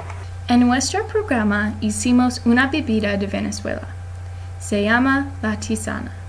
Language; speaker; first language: Spanish; non-native, learner; English